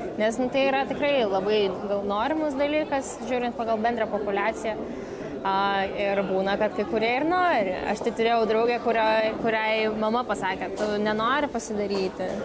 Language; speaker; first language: Lithuanian; native; Lithuanian